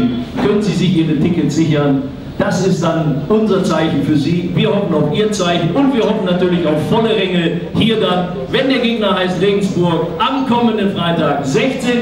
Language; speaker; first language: German; native; German